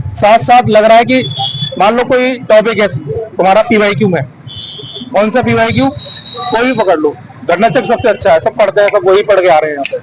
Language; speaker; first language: Hindi; native; Hindi